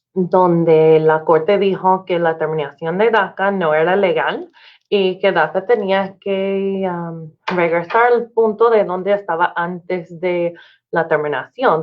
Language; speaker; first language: Spanish; non-native, learner; English